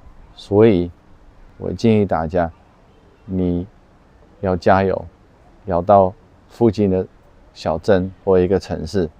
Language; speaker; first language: Chinese; non-native, fluent; Dutch